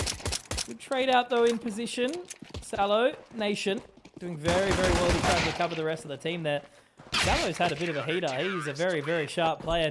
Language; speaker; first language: English; native; English